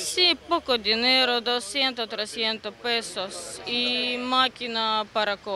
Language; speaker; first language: Spanish; non-native, learner; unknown